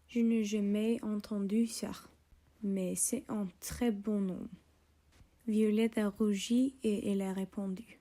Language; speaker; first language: French; non-native, learner; English